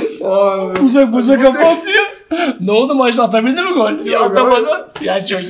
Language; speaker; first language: Turkish; native; Turkish